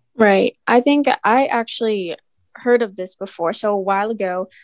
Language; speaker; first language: English; early bilingual, other home language; Filipino